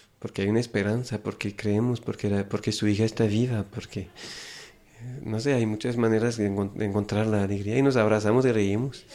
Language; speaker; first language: Spanish; non-native, fluent; French